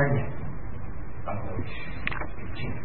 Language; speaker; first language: Chinese; non-native, fluent; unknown